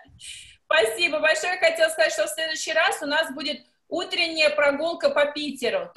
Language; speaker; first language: Russian; native; Russian